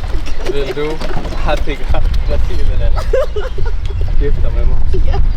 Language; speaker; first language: Danish; early bilingual, other home language; Tamil